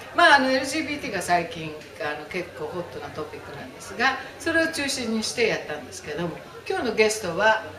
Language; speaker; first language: Japanese; native; Japanese